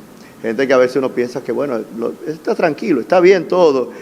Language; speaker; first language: Spanish; native; Spanish